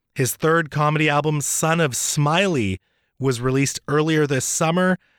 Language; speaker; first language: English; early bilingual, other home language; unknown